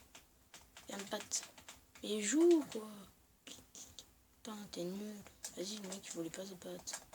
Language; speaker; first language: French; native; French